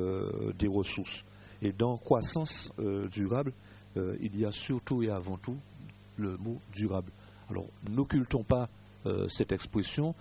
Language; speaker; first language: French; native; French